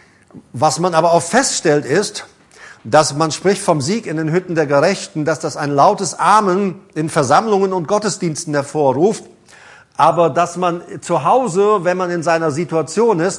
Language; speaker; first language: German; native; German